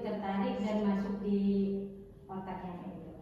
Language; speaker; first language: Indonesian; native; Indonesian